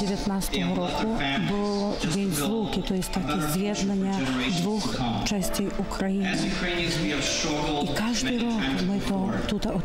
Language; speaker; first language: Polish; non-native, learner; Ukrainian